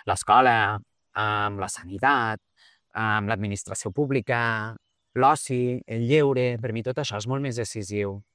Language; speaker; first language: Catalan; early bilingual, other home language; Portuguese